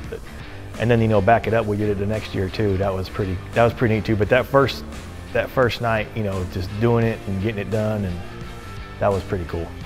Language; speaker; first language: English; native; English